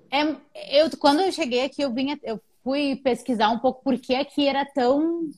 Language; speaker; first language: Portuguese; native; Portuguese